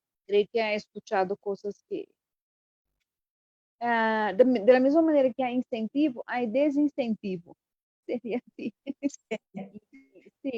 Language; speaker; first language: Spanish; non-native, fluent; Portuguese